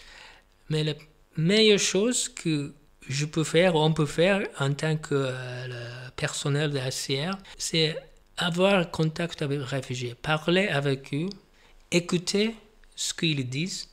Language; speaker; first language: French; non-native, fluent; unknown